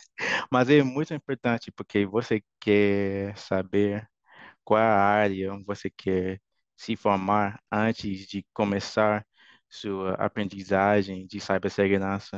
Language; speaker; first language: Portuguese; non-native, fluent; English